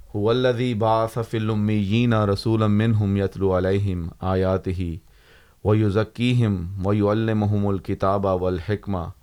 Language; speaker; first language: Urdu; native; Urdu